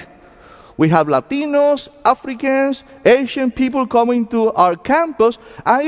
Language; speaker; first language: English; non-native, fluent; Spanish